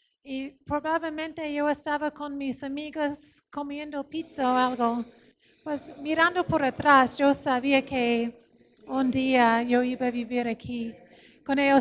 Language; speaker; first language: Spanish; non-native, fluent; English